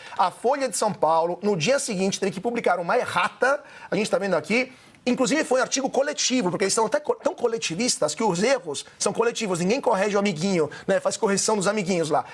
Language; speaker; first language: Portuguese; non-native, fluent; Italian